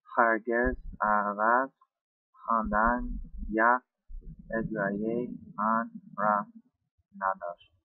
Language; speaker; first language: Persian; non-native, learner; English